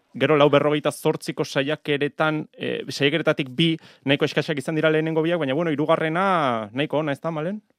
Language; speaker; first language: Basque; native; Basque